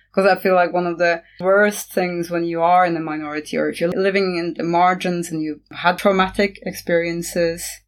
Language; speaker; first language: English; non-native, fluent; Norwegian